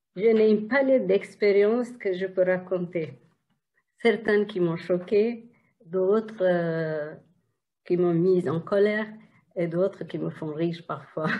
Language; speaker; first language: French; non-native, fluent; Tigrinya